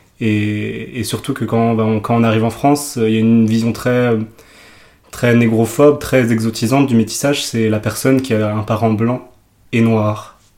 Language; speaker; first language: French; early bilingual, other home language; Urdu